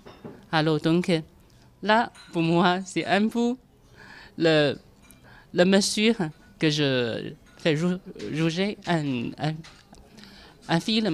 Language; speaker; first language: French; non-native, fluent; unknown